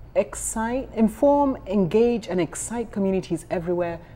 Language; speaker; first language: English; non-native, local second language; Ganda